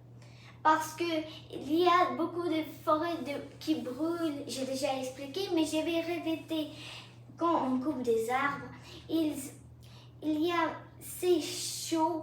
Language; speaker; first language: French; non-native, learner; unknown